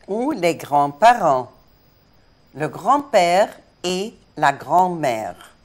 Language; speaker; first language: French; non-native, fluent; Arabic